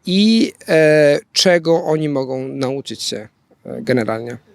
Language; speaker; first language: Polish; non-native, fluent; Italian